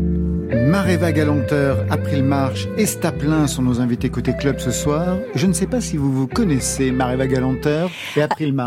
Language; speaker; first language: French; native; French